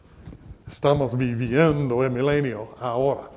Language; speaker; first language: Spanish; non-native, fluent; English